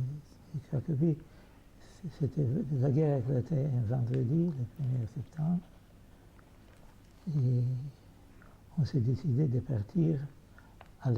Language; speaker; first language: French; non-native, fluent; Yiddish